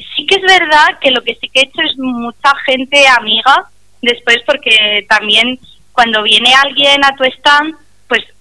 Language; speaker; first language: Spanish; native; Spanish